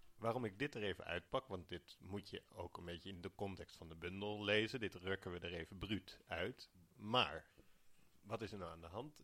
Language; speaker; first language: Dutch; native; Dutch